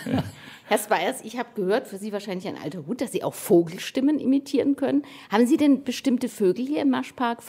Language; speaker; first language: German; native; German